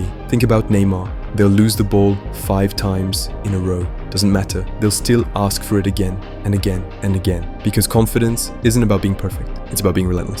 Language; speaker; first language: English; native; English